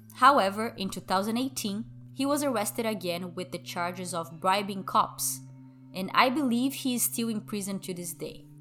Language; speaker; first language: English; non-native, fluent; Portuguese